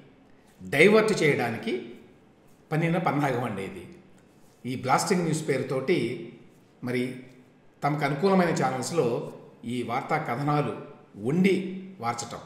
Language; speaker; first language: Telugu; native; Telugu